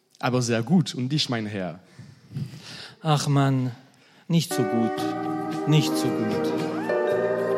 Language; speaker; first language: German; non-native, learner; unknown